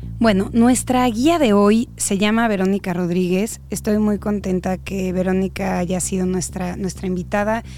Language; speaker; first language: Spanish; native; Spanish